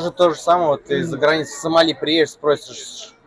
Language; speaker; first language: Russian; native; Russian